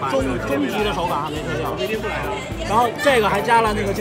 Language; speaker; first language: Chinese; native; Chinese